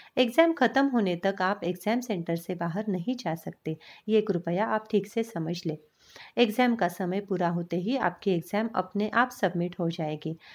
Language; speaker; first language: Hindi; non-native, local second language; Marathi